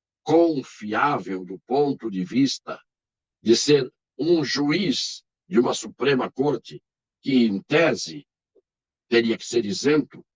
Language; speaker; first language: Portuguese; native; Portuguese